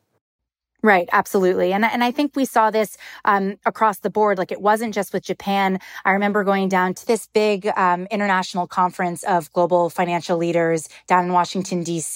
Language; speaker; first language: English; native; English